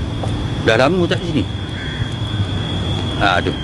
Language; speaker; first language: Malay; native; Malay